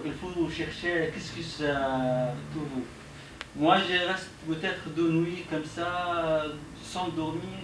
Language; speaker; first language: French; non-native, learner; Arabic